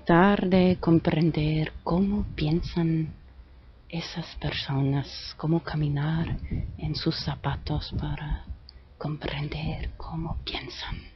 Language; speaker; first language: Spanish; non-native, fluent; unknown